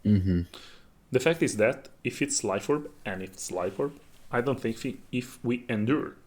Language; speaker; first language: English; non-native, fluent; Italian